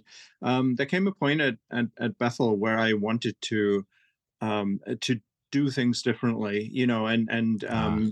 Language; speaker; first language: English; non-native, fluent; German